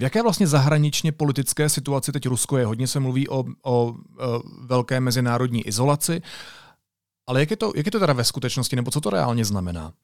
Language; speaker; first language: Czech; native; Czech